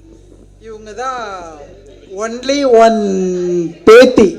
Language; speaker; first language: Tamil; native; Tamil